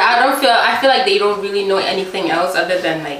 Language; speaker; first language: English; early bilingual, other home language; Rundi